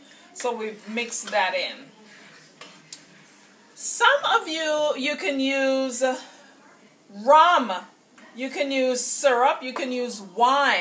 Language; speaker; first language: English; native; English